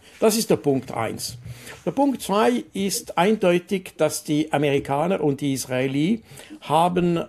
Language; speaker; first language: German; non-native, local second language; French